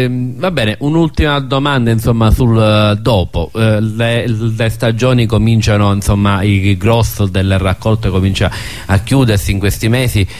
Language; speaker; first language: Italian; native; Italian